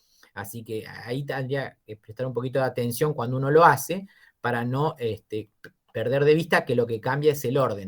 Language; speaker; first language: Spanish; native; Spanish